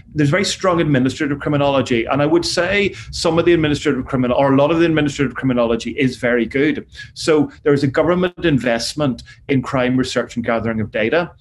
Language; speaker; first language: English; native; English